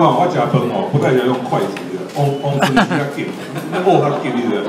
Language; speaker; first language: Chinese; native; Chinese